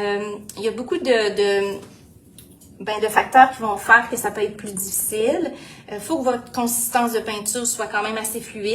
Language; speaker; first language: French; native; French